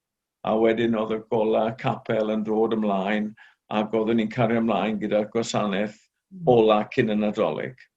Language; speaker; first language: Welsh; native; Welsh